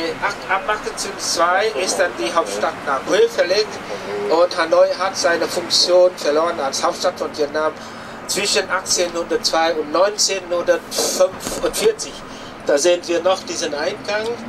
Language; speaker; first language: German; non-native, fluent; Vietnamese